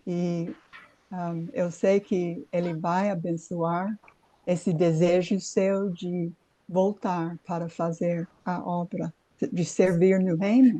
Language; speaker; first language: Portuguese; non-native, fluent; English